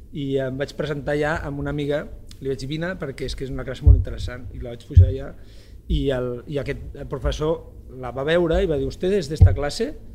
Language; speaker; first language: Catalan; native; Catalan